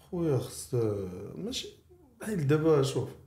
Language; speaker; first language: Arabic; native; Arabic